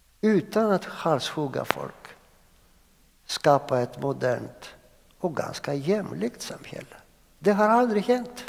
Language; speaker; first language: Swedish; non-native, fluent; Greek